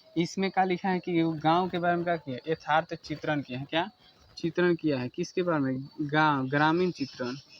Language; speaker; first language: Hindi; native; Hindi